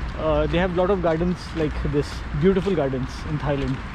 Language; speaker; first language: English; non-native, local second language; Hindi